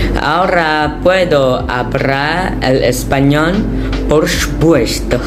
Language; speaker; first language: Spanish; non-native, learner; Thai